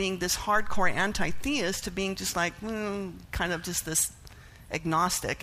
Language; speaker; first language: English; native; English